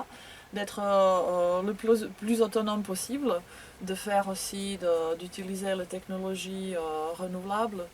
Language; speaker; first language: French; non-native, fluent; Croatian